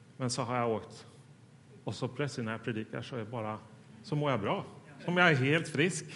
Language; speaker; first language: Swedish; native; Swedish